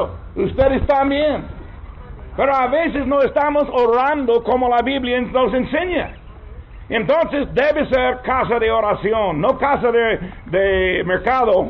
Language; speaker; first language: Spanish; non-native, fluent; English